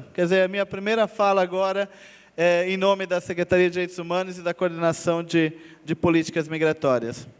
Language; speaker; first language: Portuguese; early bilingual, heritage; Portuguese